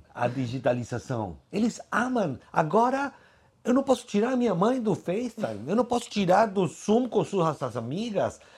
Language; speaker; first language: Portuguese; non-native, fluent; Spanish